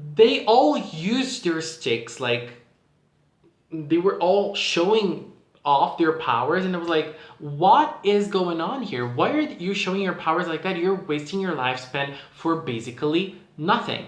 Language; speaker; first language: English; non-native, fluent; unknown